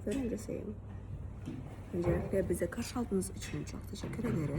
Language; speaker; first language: Turkish; non-native, learner; Kazakh